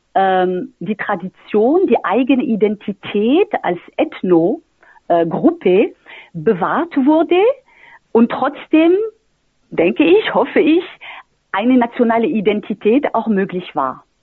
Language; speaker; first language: German; non-native, fluent; French